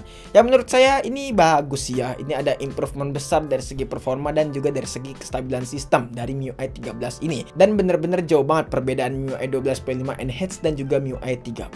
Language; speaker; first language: Indonesian; native; Indonesian